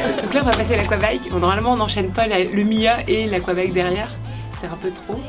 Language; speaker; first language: French; native; French